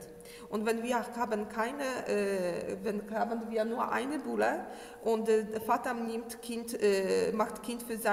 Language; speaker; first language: German; non-native, learner; Polish